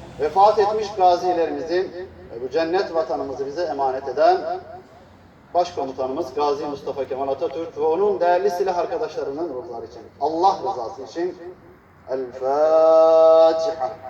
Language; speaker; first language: Turkish; native; Turkish